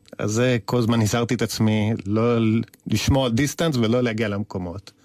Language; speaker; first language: Hebrew; native; Hebrew